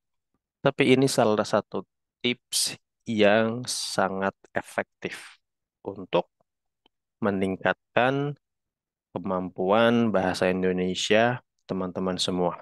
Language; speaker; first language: Indonesian; native; Indonesian